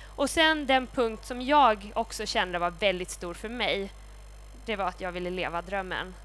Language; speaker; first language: Swedish; native; Swedish